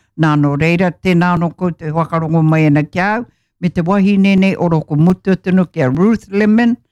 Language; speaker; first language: Māori; non-native, local second language; English